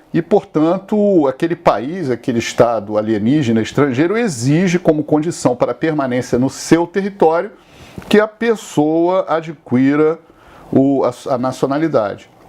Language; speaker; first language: Portuguese; native; Portuguese